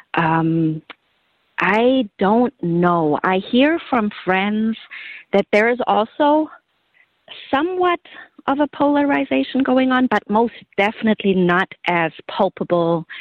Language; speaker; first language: English; non-native, fluent; German